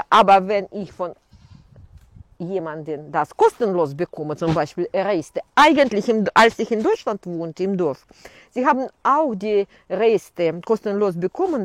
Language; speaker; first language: German; non-native, fluent; Russian